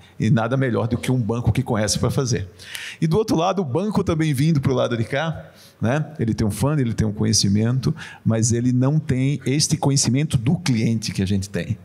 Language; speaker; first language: Portuguese; native; Portuguese